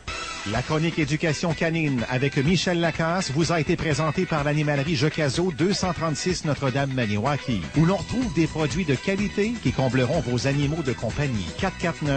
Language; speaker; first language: French; native; French